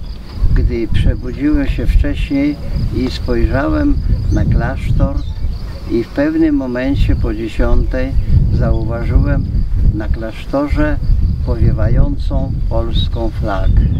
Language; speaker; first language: Polish; native; Polish